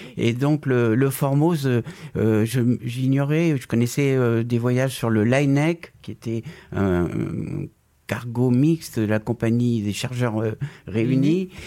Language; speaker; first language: French; non-native, fluent; Spanish